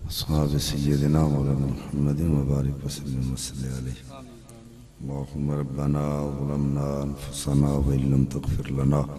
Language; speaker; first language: Urdu; non-native, local second language; Punjabi